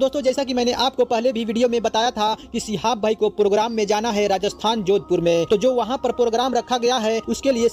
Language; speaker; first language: Hindi; native; Hindi